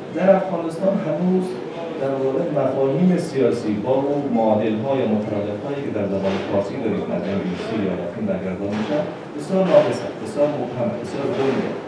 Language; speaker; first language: Persian; native; Persian